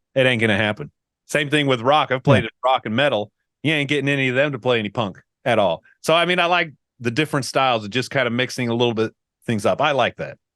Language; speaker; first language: English; native; English